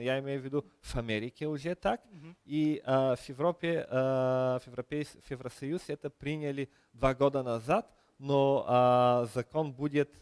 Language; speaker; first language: Russian; non-native, learner; Bulgarian